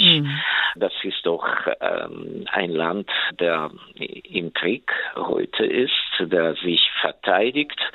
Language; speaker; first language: German; non-native, fluent; Ukrainian